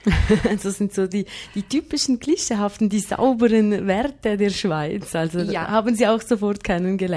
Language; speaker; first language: German; native; German